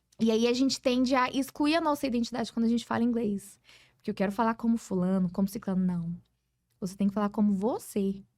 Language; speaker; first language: Portuguese; early bilingual, heritage; Portuguese